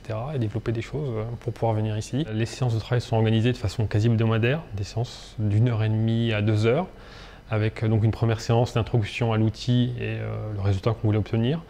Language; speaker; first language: French; native; French